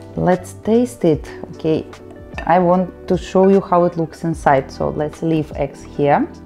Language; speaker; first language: English; non-native, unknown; Russian